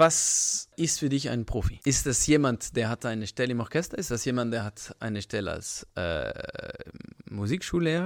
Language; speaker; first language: German; non-native, fluent; French